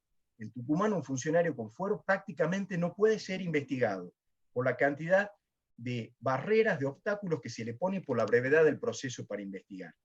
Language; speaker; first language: Spanish; native; Spanish